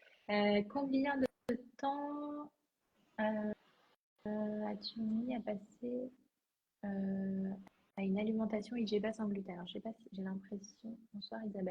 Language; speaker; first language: French; native; French